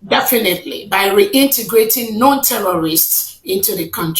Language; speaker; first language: English; non-native, local second language; Igbo